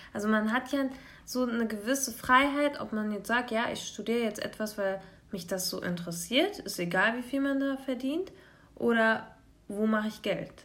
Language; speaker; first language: German; early bilingual, other home language; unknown